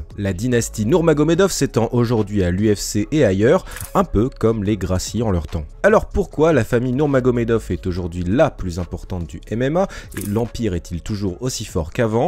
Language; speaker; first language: French; native; French